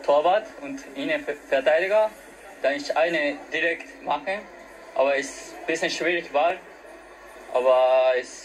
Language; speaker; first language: German; non-native, learner; Japanese